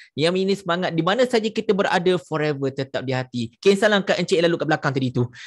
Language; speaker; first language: Malay; native; Malay